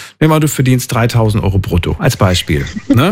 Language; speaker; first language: German; native; German